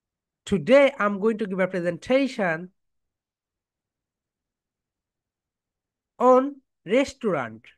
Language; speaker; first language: English; non-native, fluent; Bangla